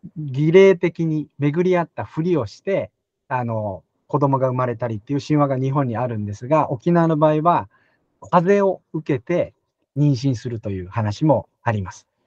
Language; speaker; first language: Japanese; native; Japanese